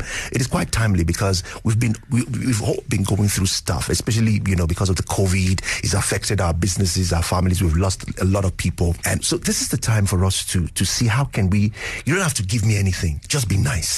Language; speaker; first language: English; non-native, local second language; Yoruba